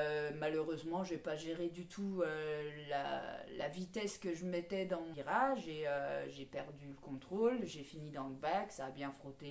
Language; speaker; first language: French; native; French